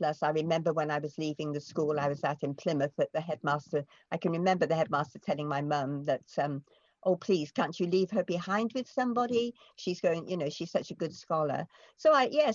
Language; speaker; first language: English; native; English